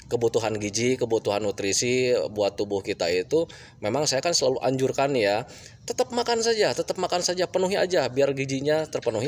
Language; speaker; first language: Indonesian; native; Indonesian